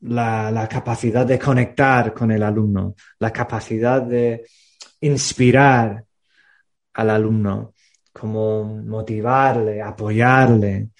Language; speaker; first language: Spanish; non-native, fluent; English